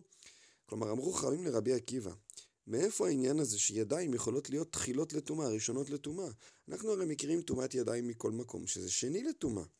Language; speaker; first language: Hebrew; native; Hebrew